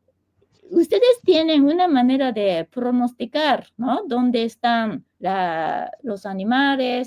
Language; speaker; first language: Spanish; non-native, fluent; Japanese